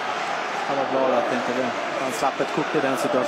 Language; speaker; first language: Swedish; native; Swedish